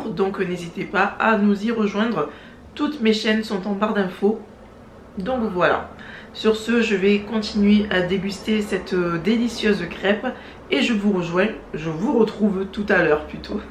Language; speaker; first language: French; native; French